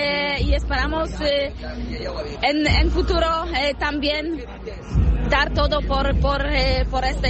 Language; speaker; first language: Spanish; non-native, learner; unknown